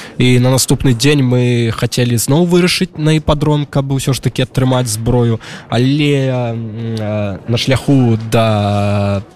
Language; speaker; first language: Belarusian; native; Belarusian